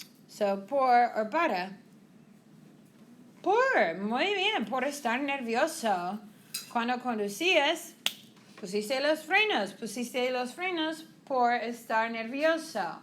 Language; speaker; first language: Spanish; non-native, fluent; English